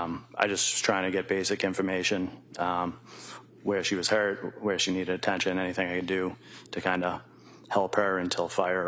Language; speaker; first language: English; native; English